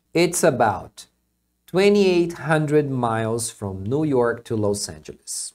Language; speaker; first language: English; non-native, fluent; Portuguese